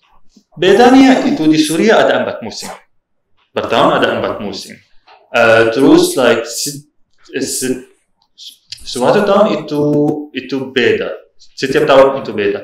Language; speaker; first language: Indonesian; non-native, learner; Arabic